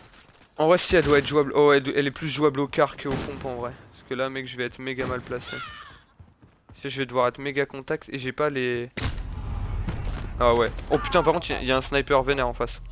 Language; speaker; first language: French; native; French